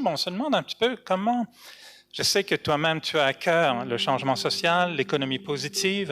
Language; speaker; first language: French; native; French